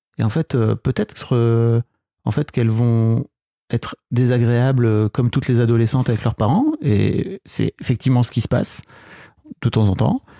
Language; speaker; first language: French; native; French